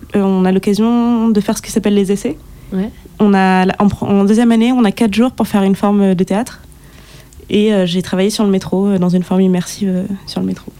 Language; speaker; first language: French; native; French